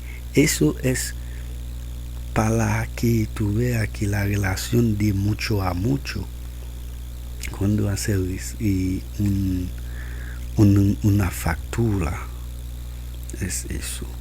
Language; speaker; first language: Spanish; non-native, learner; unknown